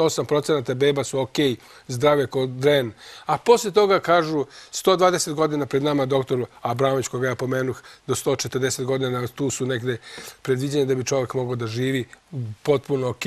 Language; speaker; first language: Croatian; native; Croatian